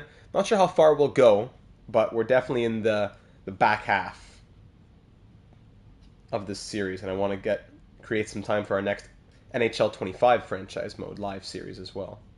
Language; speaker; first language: English; native; English